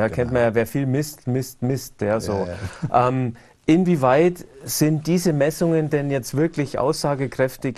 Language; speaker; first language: German; native; German